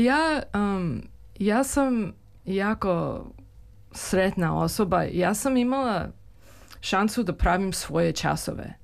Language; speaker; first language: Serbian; early bilingual, heritage; Serbian